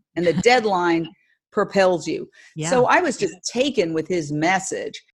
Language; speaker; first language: English; native; English